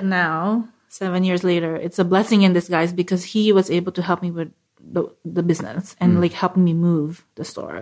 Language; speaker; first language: English; non-native, local second language; Filipino